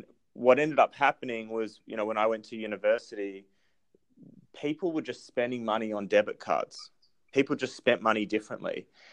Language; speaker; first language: English; native; English